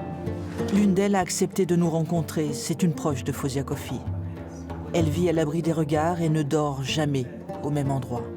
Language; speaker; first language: French; native; French